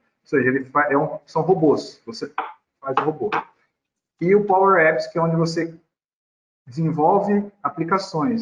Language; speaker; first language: Portuguese; native; Portuguese